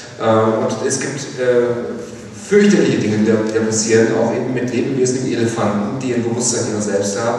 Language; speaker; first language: German; native; German